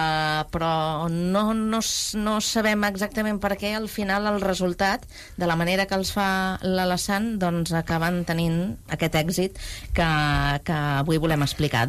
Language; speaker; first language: Catalan; native; Catalan